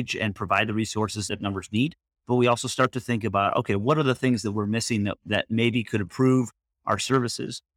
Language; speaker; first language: English; native; English